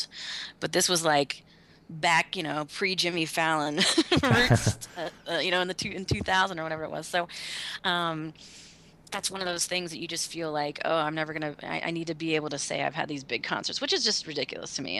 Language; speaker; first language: English; native; English